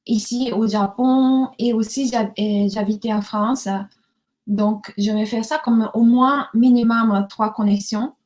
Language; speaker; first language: French; non-native, learner; Japanese